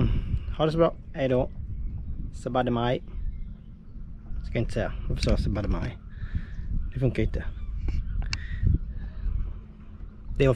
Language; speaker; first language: Swedish; native; Swedish